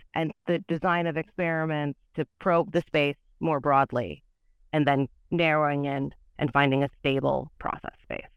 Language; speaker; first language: English; native; English